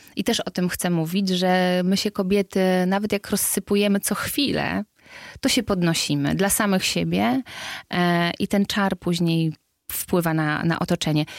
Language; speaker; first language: Polish; native; Polish